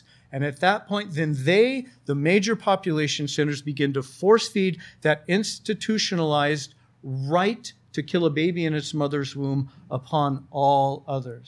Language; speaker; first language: English; native; English